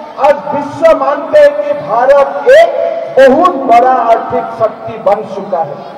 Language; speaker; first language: Hindi; non-native, local second language; Assamese